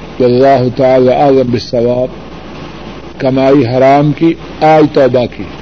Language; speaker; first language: Urdu; non-native, local second language; Punjabi